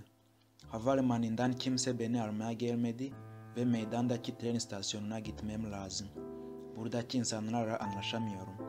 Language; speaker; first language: Turkish; non-native, fluent; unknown